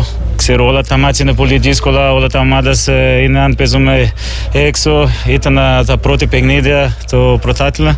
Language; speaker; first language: Greek; non-native, learner; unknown